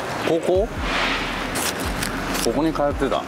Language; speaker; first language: Japanese; native; Japanese